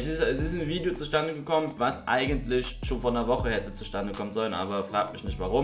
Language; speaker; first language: German; native; German